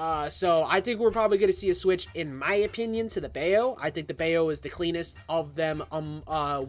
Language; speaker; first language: English; native; English